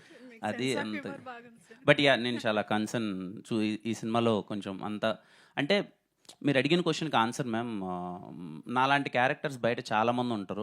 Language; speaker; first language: Telugu; native; Telugu